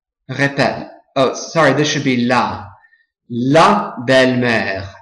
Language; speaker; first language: French; non-native, fluent; English